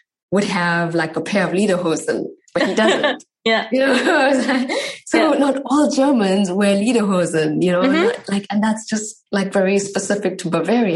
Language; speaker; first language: English; native; English